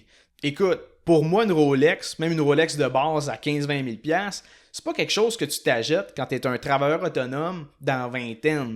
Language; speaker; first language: French; native; French